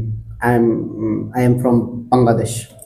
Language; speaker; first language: English; non-native, learner; Bangla